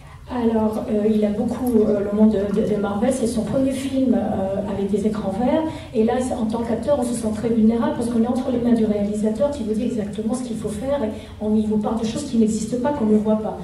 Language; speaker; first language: French; native; French